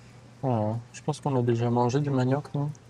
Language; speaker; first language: French; native; French